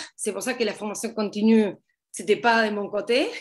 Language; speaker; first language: French; non-native, fluent; Spanish